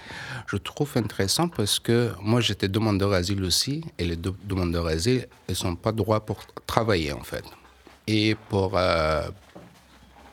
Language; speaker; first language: French; non-native, learner; Persian